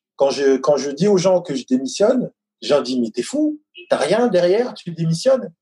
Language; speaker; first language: French; native; French